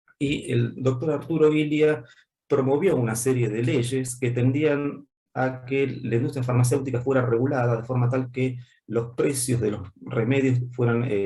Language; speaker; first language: Spanish; native; Spanish